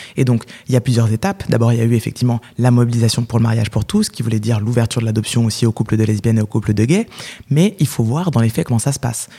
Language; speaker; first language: French; native; French